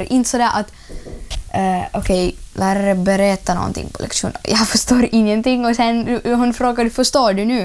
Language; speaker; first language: Swedish; non-native, learner; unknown